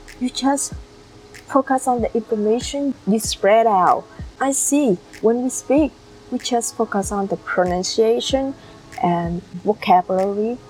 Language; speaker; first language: English; non-native, learner; Vietnamese